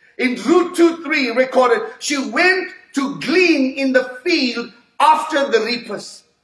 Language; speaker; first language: English; native; English